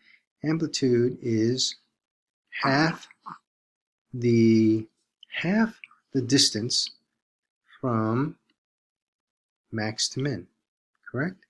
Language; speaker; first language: English; native; English